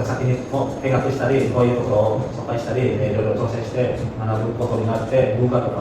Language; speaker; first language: Japanese; non-native, learner; Indonesian